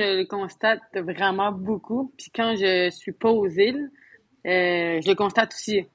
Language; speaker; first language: French; native; French